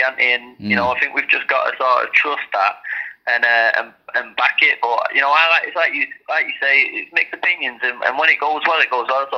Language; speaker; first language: English; native; English